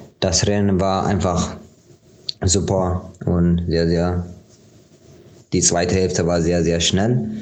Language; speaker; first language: German; non-native, fluent; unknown